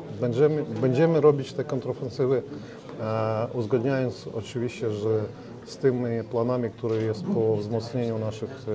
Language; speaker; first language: Polish; non-native, learner; Ukrainian